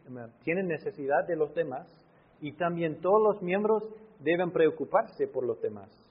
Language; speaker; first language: Spanish; non-native, fluent; English